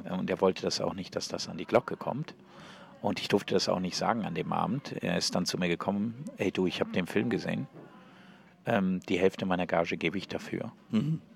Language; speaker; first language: German; native; German